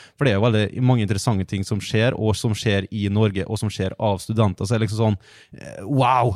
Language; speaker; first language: Norwegian; early bilingual, other home language; Russian